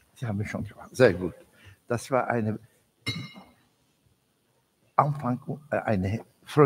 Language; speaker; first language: German; non-native, learner; Turkish